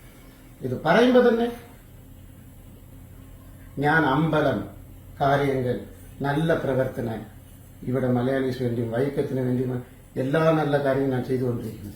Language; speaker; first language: Malayalam; non-native, fluent; Tamil